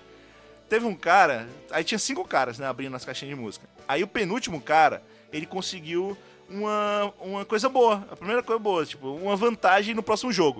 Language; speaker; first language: Portuguese; native; Portuguese